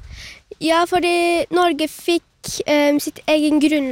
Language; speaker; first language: Norwegian; early bilingual, other home language; Turkish